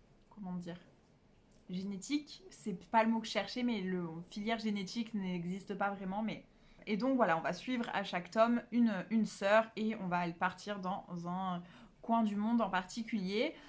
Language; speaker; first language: French; native; French